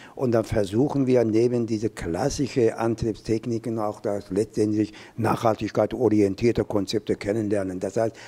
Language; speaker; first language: German; non-native, fluent; Persian